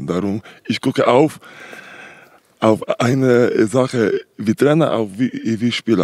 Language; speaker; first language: German; non-native, learner; Polish